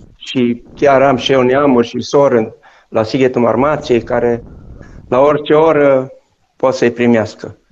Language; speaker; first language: Romanian; non-native, local second language; Ukrainian